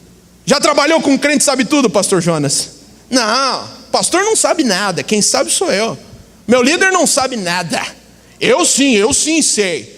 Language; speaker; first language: Portuguese; native; Portuguese